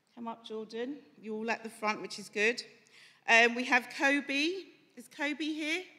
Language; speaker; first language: English; native; English